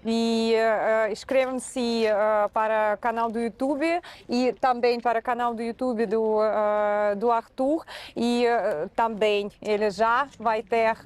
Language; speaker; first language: Portuguese; non-native, fluent; Russian